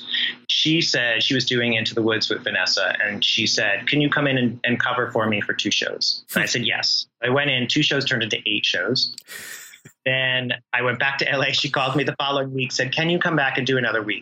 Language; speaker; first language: English; native; English